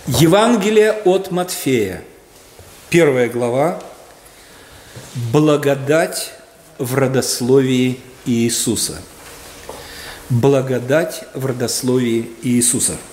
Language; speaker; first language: Russian; native; Russian